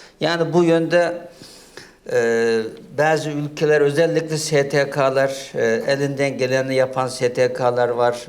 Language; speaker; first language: Turkish; non-native, fluent; Uyghur